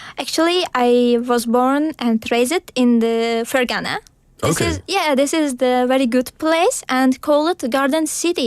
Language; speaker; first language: English; non-native, learner; Uzbek